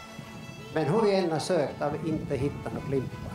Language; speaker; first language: Swedish; native; Swedish